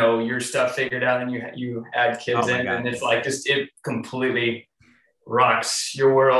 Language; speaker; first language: English; native; English